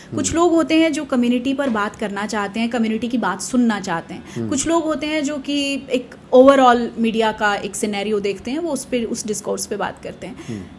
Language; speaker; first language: Hindi; native; Hindi